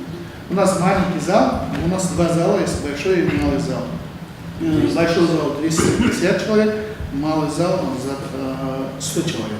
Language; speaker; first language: Russian; non-native, local second language; Kazakh